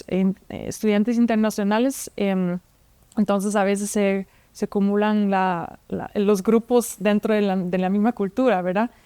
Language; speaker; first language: Spanish; non-native, fluent; German